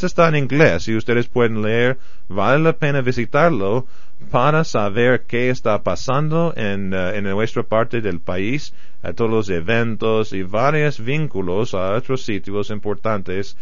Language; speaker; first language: Spanish; non-native, fluent; English